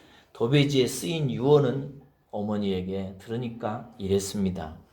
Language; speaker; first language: Korean; native; Korean